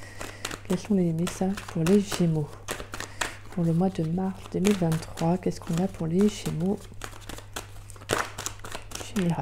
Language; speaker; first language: French; native; French